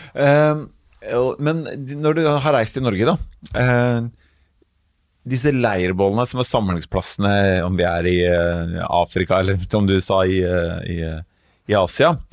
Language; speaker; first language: Norwegian; native; Norwegian